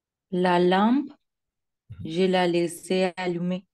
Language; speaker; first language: French; non-native, learner; Spanish